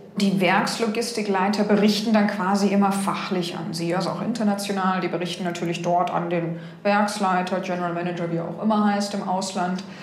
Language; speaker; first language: German; native; German